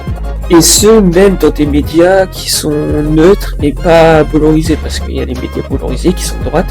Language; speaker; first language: French; native; French